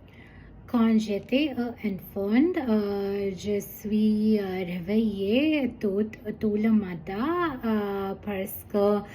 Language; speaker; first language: French; non-native, learner; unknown